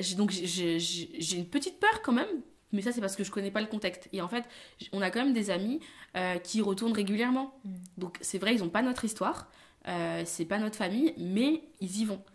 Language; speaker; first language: French; early bilingual, other home language; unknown